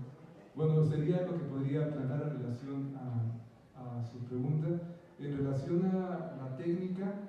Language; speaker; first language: Spanish; native; Spanish